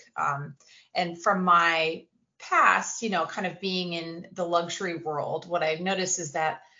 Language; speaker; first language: English; native; English